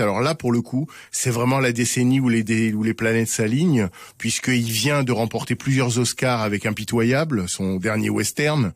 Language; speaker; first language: French; native; French